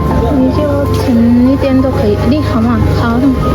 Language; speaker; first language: Chinese; non-native, fluent; Indonesian